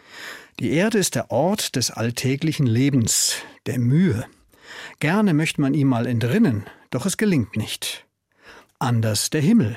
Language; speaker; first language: German; native; German